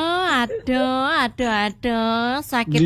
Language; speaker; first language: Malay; non-native, local second language; Javanese